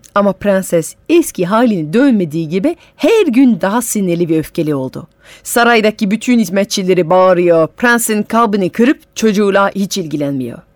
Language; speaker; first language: Turkish; non-native, fluent; French